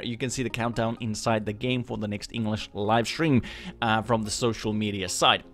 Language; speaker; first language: English; non-native, fluent; Finnish